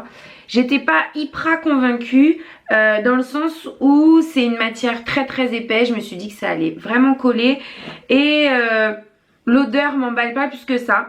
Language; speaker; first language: French; native; French